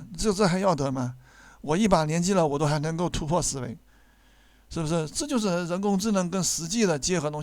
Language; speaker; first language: Chinese; native; Chinese